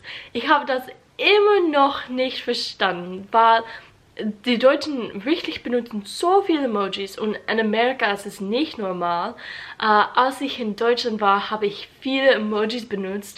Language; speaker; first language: German; non-native, learner; English